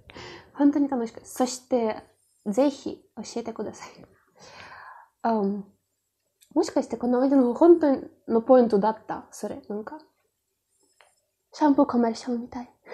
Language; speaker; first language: Japanese; non-native, learner; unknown